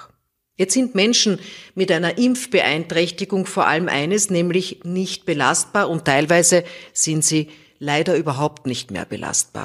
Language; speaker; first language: German; native; German